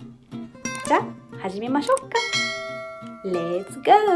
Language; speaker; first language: Japanese; non-native, fluent; Arabic